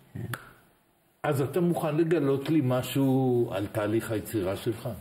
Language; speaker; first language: Hebrew; native; Hebrew